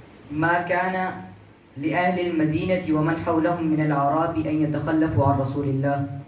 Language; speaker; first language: Arabic; non-native, learner; Urdu